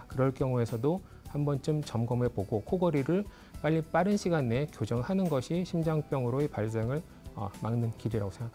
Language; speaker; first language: Korean; native; Korean